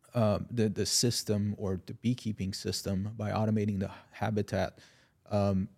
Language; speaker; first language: English; non-native, fluent; Arabic